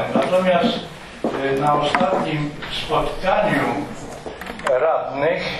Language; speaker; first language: Polish; native; Polish